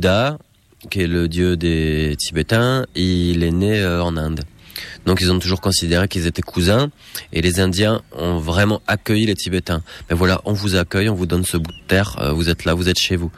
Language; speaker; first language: French; native; French